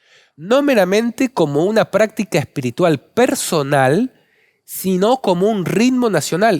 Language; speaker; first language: Spanish; native; Spanish